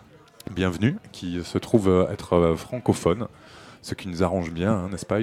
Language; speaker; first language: French; native; French